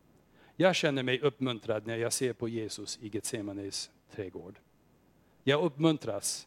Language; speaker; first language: Swedish; non-native, fluent; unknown